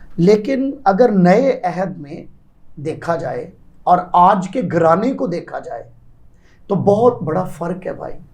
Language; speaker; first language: Urdu; non-native, local second language; Punjabi